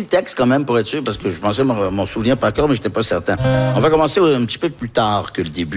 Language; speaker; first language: French; early bilingual, heritage; French